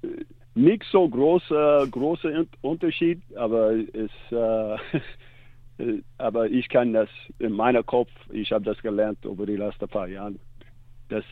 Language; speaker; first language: German; non-native, learner; English